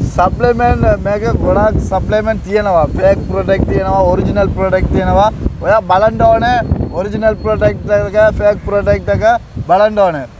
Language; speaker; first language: Sinhala; non-native, local second language; Tamil